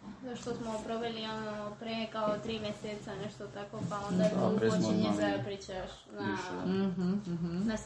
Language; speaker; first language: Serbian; early bilingual, heritage; Spanish